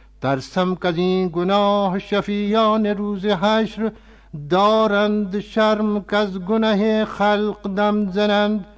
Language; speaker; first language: Persian; non-native, fluent; Urdu